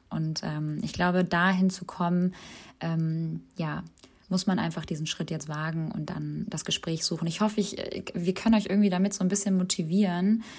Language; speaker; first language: German; early bilingual, other home language; Albanian